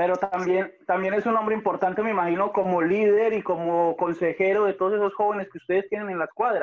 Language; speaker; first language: Spanish; native; Spanish